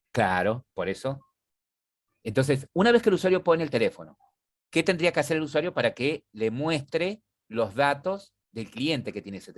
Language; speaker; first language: Spanish; native; Spanish